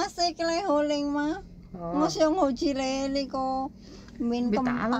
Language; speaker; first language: Cantonese; non-native, learner; Indonesian